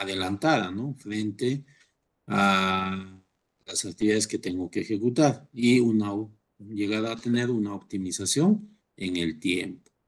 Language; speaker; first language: Spanish; native; Spanish